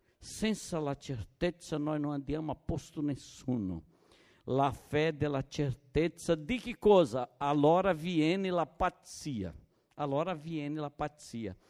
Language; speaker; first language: Italian; non-native, fluent; Portuguese